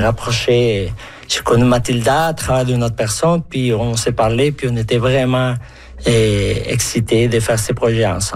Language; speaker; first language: French; non-native, fluent; Spanish